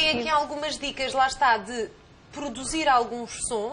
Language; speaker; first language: Portuguese; native; Portuguese